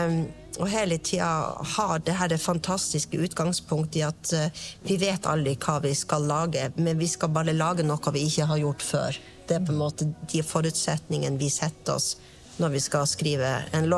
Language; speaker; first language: Norwegian; native; Norwegian